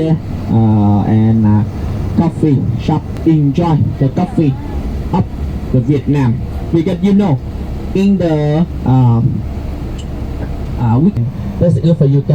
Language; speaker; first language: English; non-native, learner; Vietnamese